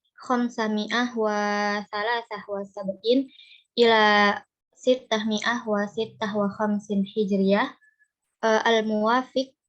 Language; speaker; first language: Arabic; non-native, learner; Indonesian